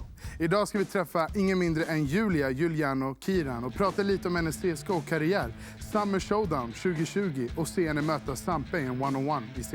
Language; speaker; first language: Swedish; native; Swedish